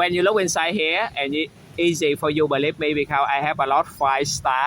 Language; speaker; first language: English; non-native, learner; Vietnamese